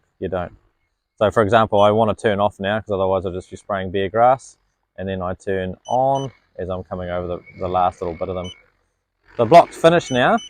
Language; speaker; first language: English; native; English